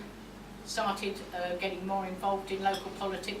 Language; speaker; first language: English; native; English